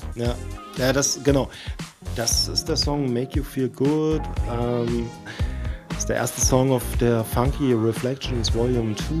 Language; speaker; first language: German; native; German